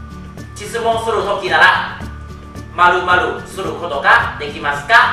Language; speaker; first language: Japanese; non-native, fluent; Thai